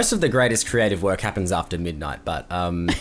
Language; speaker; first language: English; native; English